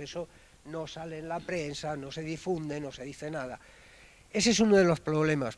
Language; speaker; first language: Spanish; native; Spanish